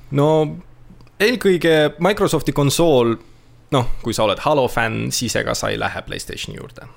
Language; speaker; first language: Estonian; non-native, local second language; Russian